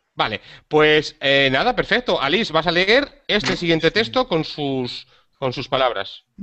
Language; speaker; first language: Spanish; native; Spanish